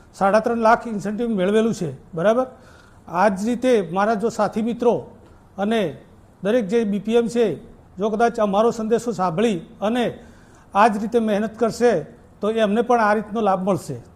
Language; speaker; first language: Gujarati; native; Gujarati